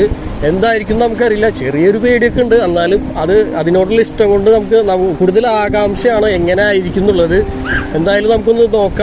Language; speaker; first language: Malayalam; native; Malayalam